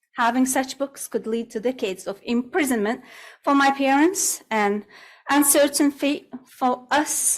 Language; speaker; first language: English; non-native, fluent; Russian